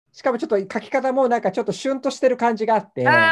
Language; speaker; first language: Japanese; native; Japanese